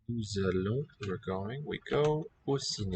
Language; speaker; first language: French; non-native, learner; English